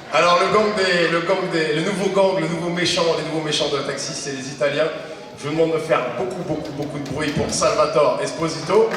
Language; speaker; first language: French; native; French